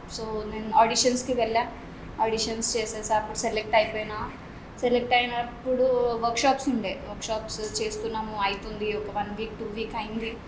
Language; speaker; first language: Telugu; non-native, local second language; Marathi